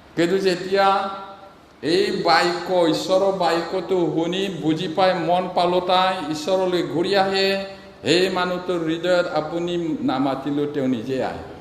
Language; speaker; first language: Assamese; non-native, local second language; Bodo